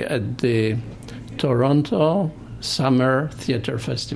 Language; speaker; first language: English; non-native, fluent; Polish